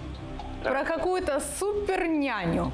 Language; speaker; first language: Russian; native; Russian